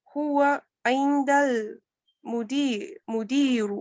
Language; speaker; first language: Arabic; non-native, learner; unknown